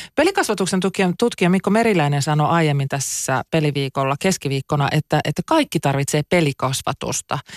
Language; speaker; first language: Finnish; native; Finnish